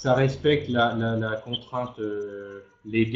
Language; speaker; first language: French; native; French